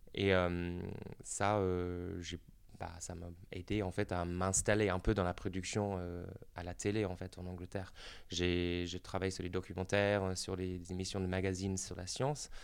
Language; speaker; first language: French; non-native, fluent; English